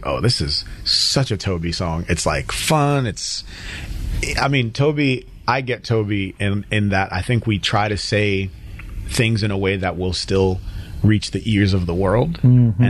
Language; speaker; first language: English; native; English